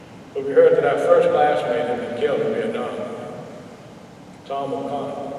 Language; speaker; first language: English; native; English